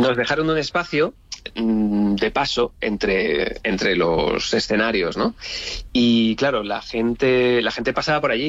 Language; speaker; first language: Spanish; native; Spanish